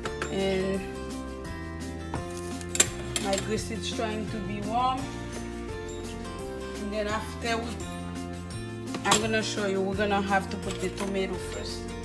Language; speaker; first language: English; non-native, fluent; Haitian Creole